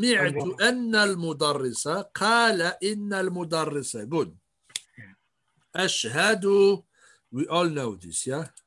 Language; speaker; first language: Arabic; non-native, fluent; English